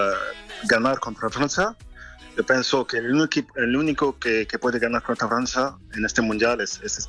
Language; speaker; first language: Spanish; non-native, fluent; French